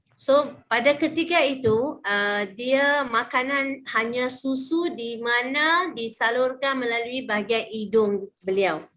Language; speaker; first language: Malay; native; Malay